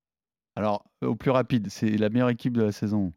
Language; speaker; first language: French; native; French